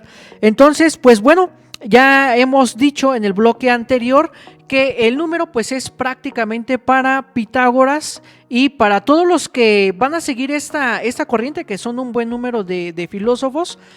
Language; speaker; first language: Spanish; native; Spanish